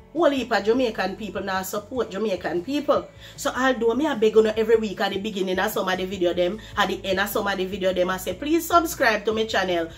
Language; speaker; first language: English; non-native, local second language; Jamaican Creole English